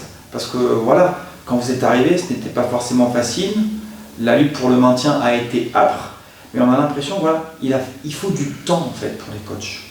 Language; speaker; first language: French; native; French